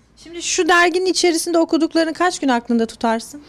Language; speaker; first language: Turkish; native; Turkish